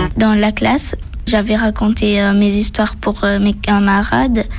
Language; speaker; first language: French; early bilingual, other home language; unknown